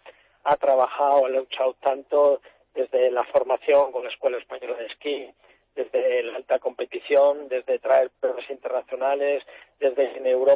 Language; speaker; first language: Spanish; native; Spanish